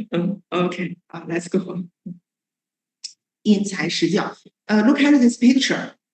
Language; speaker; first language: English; non-native, learner; Chinese